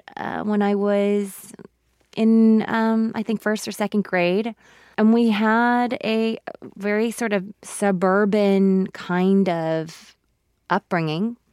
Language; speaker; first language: English; early bilingual, other home language; Korean